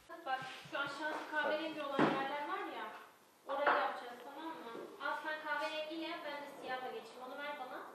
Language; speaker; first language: Turkish; native; Turkish